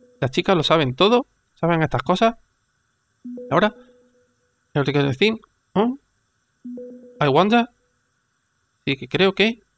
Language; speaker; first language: Spanish; native; Spanish